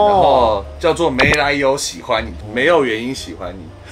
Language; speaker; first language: Chinese; native; Chinese